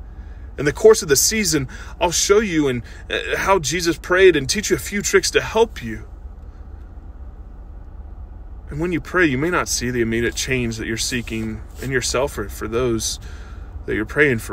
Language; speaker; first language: English; native; English